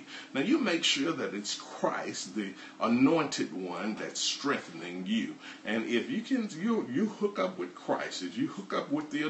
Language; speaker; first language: English; native; English